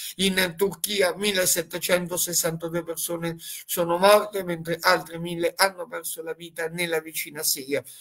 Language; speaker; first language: Italian; native; Italian